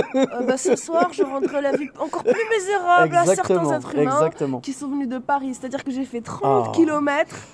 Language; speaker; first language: French; native; French